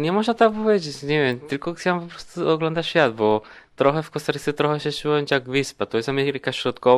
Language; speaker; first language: Polish; non-native, learner; Spanish